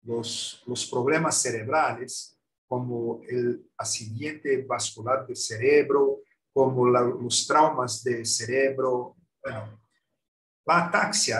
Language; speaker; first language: Spanish; non-native, learner; Portuguese